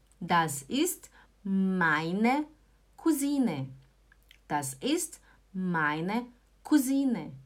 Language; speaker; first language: German; non-native, fluent; Portuguese